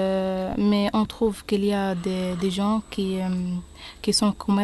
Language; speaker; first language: French; non-native, learner; Arabic